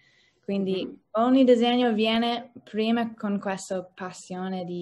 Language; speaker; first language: Italian; non-native, learner; English